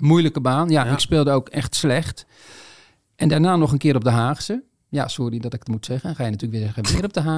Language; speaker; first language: Dutch; native; Dutch